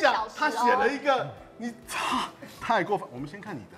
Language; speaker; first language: Chinese; native; Chinese